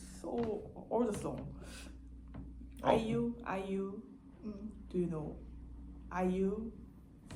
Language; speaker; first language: English; non-native, learner; Korean